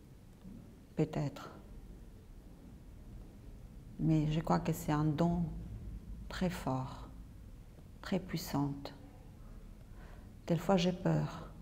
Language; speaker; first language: French; non-native, local second language; Arabic